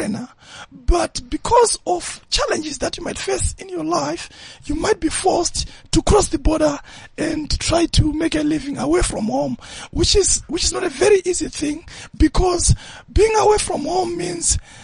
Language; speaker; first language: English; non-native, local second language; Shona